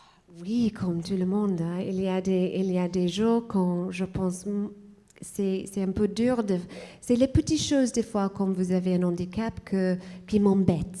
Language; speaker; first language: French; non-native, fluent; English